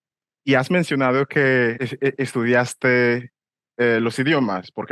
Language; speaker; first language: Spanish; non-native, fluent; English